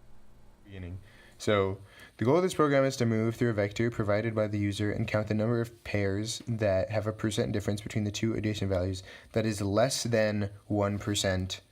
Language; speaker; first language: English; native; English